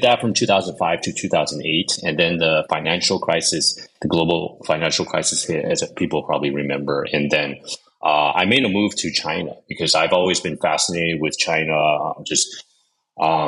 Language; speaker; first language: English; native; English